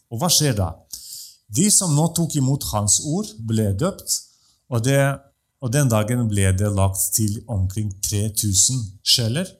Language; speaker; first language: Norwegian; non-native, fluent; Russian